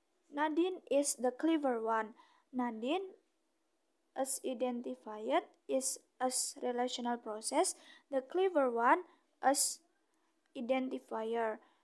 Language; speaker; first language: English; non-native, learner; Indonesian